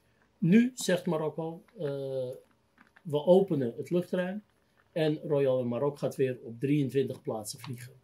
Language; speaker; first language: Dutch; native; Dutch